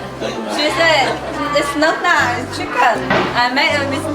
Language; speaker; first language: English; non-native, learner; Chinese